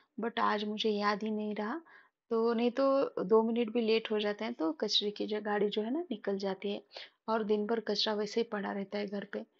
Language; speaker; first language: Hindi; non-native, local second language; Marathi